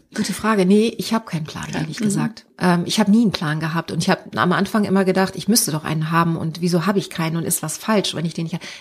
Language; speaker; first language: German; native; German